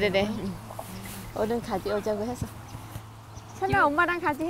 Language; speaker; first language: Korean; non-native, fluent; Vietnamese